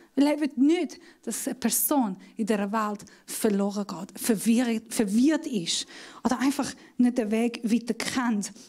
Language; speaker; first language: German; non-native, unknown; Persian